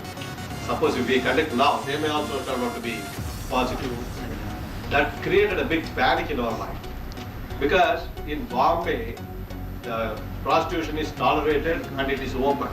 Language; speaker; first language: English; non-native, local second language; Tamil